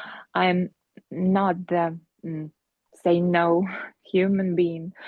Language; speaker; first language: English; non-native, fluent; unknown